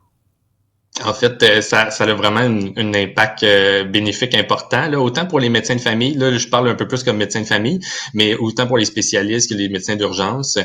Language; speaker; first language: French; native; French